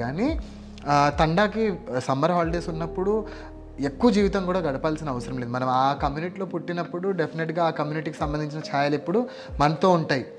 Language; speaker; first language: Telugu; non-native, local second language; Lambadi